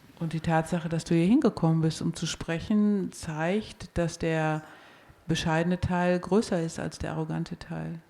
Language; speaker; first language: German; native; German